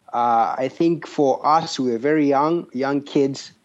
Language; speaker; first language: English; non-native, local second language; Shona